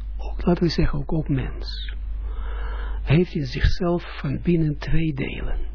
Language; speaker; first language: Dutch; non-native, fluent; Russian